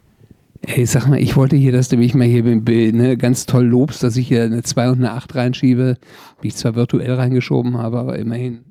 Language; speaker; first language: German; native; German